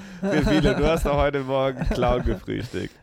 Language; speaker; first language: German; native; German